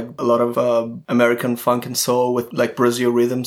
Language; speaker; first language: English; non-native, fluent; Portuguese